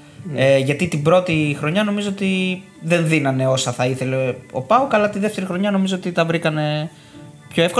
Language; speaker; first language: Greek; native; Greek